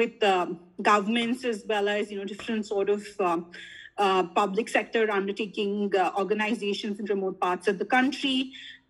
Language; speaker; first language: English; non-native, local second language; Hindi